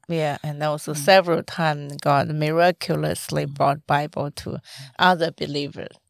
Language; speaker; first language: English; non-native, fluent; Chinese